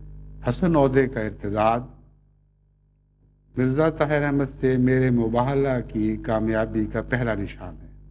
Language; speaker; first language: Urdu; native; Urdu